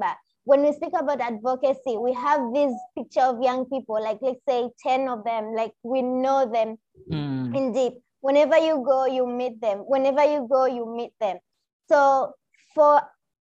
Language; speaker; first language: English; non-native, local second language; Swahili